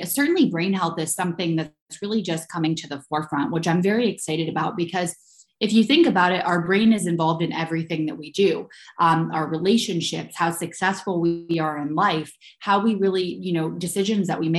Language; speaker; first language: English; native; English